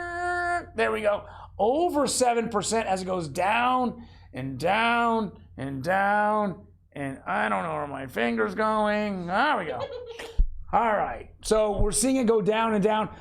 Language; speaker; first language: English; native; English